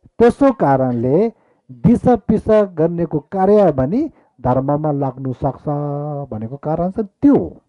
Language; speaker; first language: Nepali; non-native, local second language; Eastern Tamang